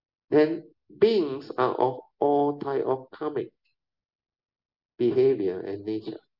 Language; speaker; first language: English; non-native, local second language; Min Nan Chinese